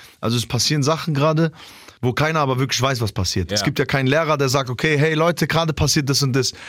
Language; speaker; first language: German; early bilingual, other home language; Albanian